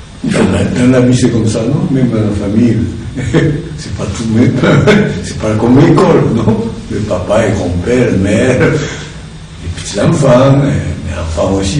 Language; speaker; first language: French; non-native, learner; Japanese